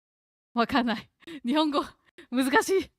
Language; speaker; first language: Japanese; non-native, learner; English